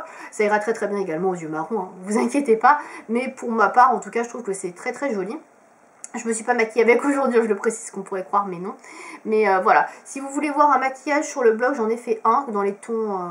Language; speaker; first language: French; native; French